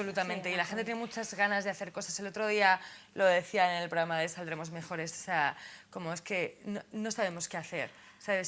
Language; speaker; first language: Spanish; native; Spanish